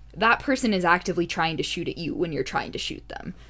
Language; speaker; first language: English; native; English